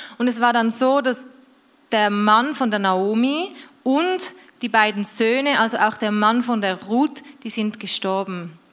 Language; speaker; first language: German; native; German